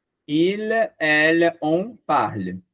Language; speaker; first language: French; non-native, fluent; Portuguese